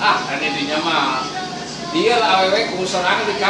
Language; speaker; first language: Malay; non-native, local second language; Sundanese